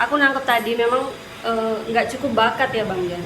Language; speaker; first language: Indonesian; native; Indonesian